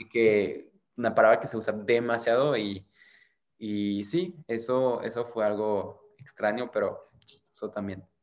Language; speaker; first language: Spanish; non-native, fluent; French